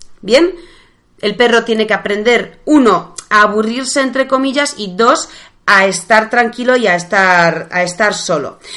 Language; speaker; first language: Spanish; non-native, fluent; Polish